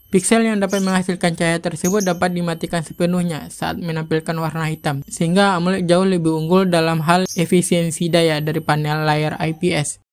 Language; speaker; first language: Indonesian; native; Indonesian